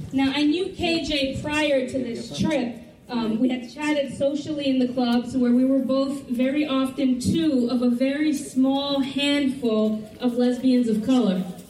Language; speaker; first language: English; native; English